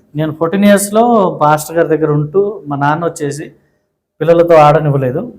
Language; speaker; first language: Telugu; non-native, local second language; Kannada